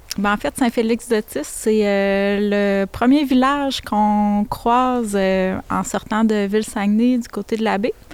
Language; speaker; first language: French; native; French